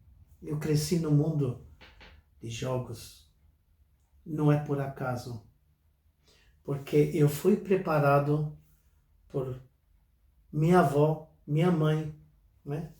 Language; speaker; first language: Portuguese; non-native, fluent; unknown